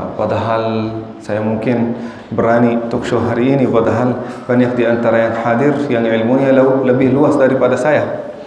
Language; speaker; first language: Indonesian; non-native, fluent; Arabic